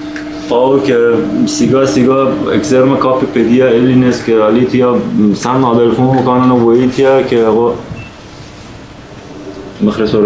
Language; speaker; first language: Greek; non-native, learner; Persian